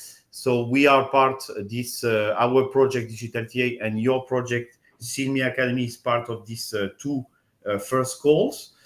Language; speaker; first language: English; non-native, fluent; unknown